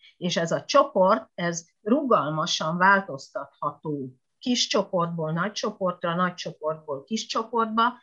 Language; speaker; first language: Hungarian; non-native, fluent; Japanese